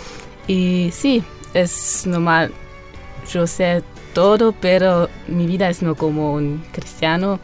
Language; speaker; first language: Spanish; non-native, learner; German